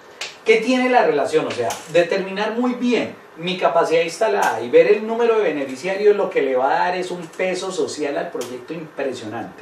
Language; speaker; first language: Spanish; native; Spanish